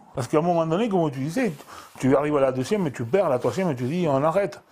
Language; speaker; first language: French; non-native, fluent; Spanish